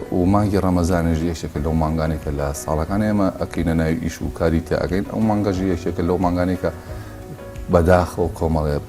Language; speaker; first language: Central Kurdish; native; Central Kurdish